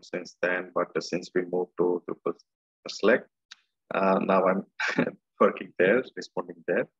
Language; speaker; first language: English; non-native, local second language; Gujarati